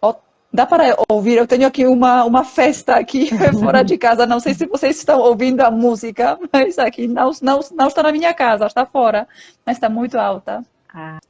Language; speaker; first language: Portuguese; non-native, fluent; Polish